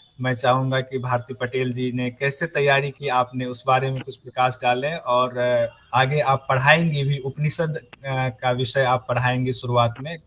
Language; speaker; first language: Hindi; native; Hindi